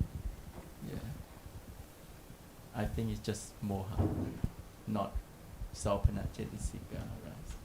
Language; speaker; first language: English; non-native, learner; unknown